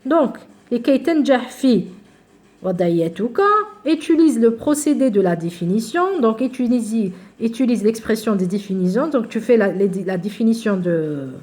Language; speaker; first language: French; non-native, local second language; Arabic